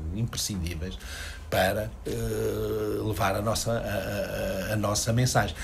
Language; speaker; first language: Portuguese; native; Portuguese